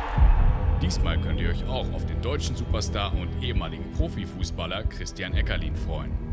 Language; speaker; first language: German; native; German